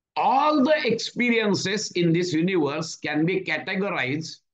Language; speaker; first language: English; non-native, local second language; Marathi